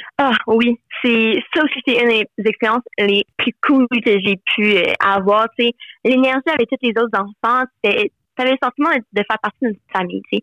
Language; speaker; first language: French; non-native, local second language; English